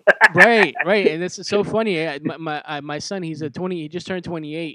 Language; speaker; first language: English; early bilingual, other home language; Spanish